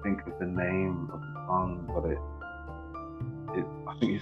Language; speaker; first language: English; native; English